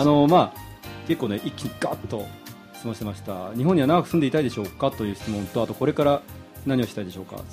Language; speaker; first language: Japanese; native; Japanese